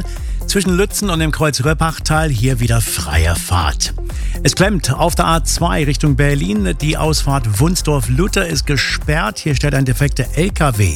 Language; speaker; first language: German; native; German